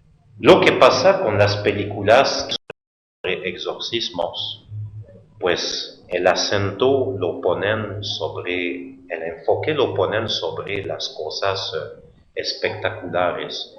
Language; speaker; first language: Spanish; non-native, fluent; French